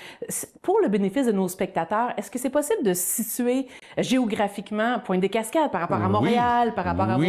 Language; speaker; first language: French; native; French